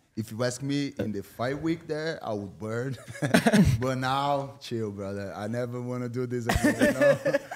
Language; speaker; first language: English; non-native, fluent; Portuguese